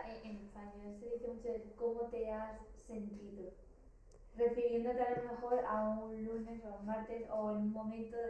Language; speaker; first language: Spanish; native; Spanish